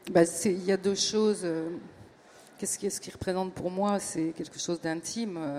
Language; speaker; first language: French; native; French